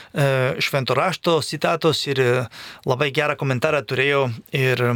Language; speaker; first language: Lithuanian; non-native, fluent; Spanish